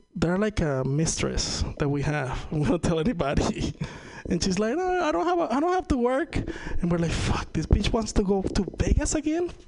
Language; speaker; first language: English; non-native, fluent; Spanish